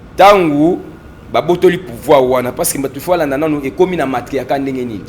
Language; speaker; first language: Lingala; non-native, local second language; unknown